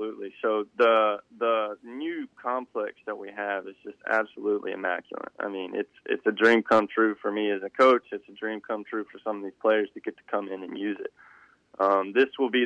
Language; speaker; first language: English; native; English